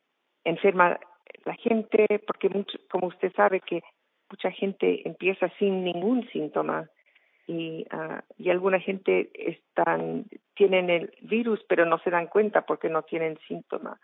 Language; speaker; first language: Spanish; non-native, fluent; English